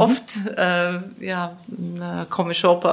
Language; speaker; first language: German; non-native, learner; Latvian